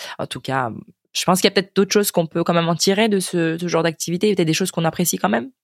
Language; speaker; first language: French; native; French